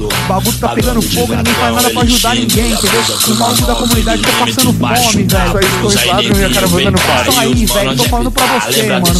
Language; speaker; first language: Portuguese; native; Portuguese